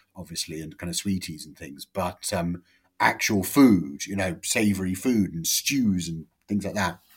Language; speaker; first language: English; native; English